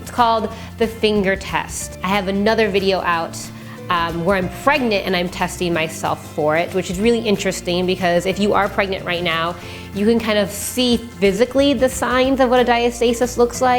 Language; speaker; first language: English; native; English